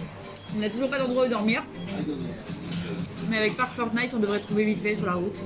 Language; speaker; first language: French; native; French